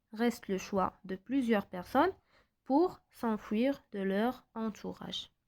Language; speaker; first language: French; non-native, local second language; Arabic